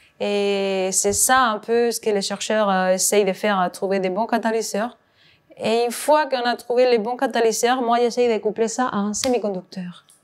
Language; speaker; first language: French; non-native, fluent; Spanish